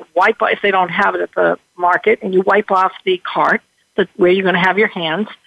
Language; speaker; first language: English; native; English